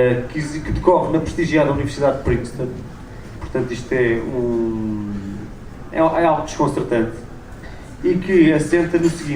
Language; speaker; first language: Portuguese; native; Portuguese